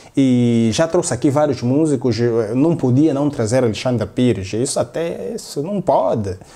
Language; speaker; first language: Portuguese; native; Portuguese